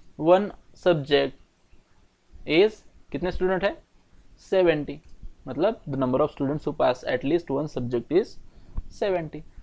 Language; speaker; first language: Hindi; non-native, local second language; Marathi